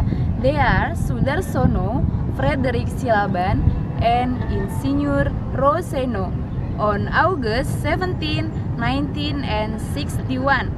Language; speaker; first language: English; non-native, learner; Indonesian